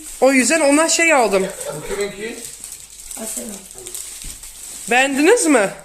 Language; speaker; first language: Turkish; non-native, learner; Dutch